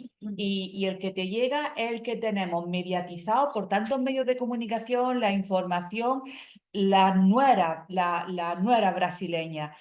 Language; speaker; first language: Spanish; native; Spanish